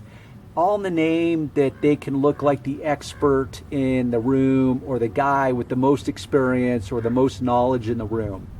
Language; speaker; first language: English; native; English